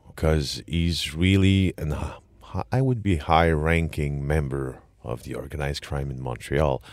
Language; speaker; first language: English; non-native, fluent; French